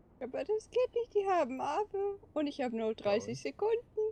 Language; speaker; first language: German; native; German